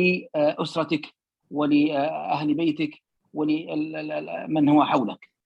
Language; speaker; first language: Arabic; native; Arabic